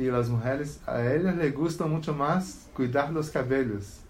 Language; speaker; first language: Spanish; non-native, learner; Portuguese